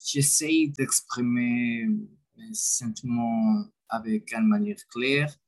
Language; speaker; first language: French; non-native, learner; Spanish